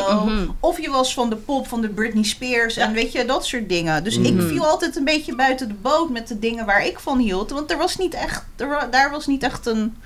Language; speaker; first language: Dutch; early bilingual, other home language; Arabic